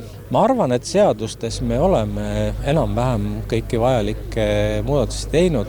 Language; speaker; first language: Estonian; native; Estonian